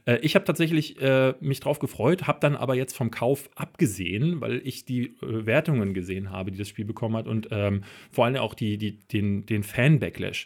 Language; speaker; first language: German; native; German